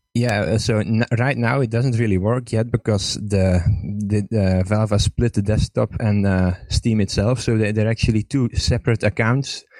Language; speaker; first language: English; non-native, fluent; Estonian